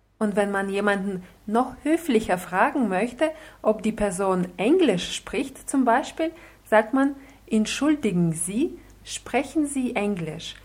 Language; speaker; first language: German; non-native, fluent; Russian